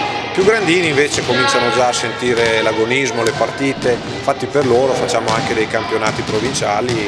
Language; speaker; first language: Italian; native; Italian